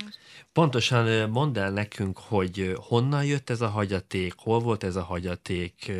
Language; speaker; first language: Hungarian; native; Hungarian